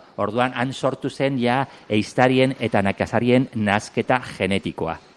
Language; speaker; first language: Basque; non-native, local second language; Spanish